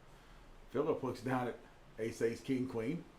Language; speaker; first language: English; native; English